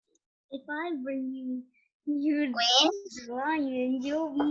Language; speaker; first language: English; non-native, learner; Indonesian